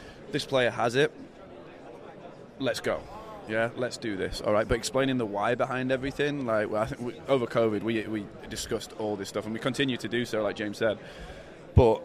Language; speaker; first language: English; native; English